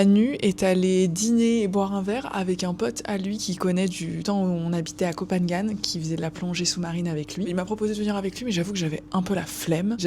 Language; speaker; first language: French; native; French